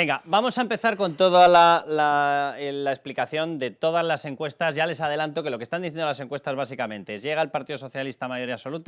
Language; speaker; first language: Spanish; native; Spanish